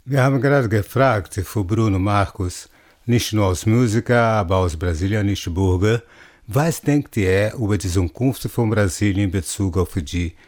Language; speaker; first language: German; non-native, fluent; Portuguese